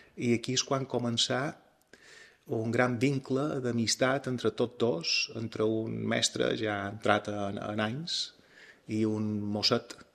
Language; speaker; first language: Catalan; native; Catalan